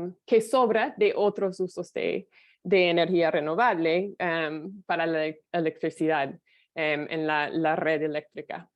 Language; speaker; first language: Spanish; non-native, fluent; English